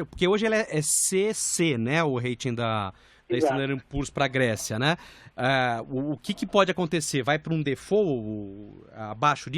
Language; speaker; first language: Portuguese; native; Portuguese